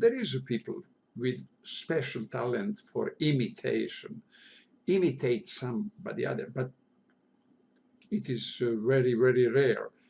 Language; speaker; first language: English; non-native, learner; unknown